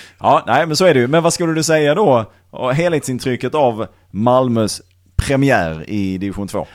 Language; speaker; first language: Swedish; native; Swedish